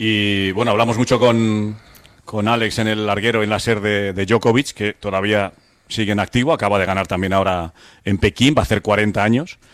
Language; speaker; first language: Spanish; native; Spanish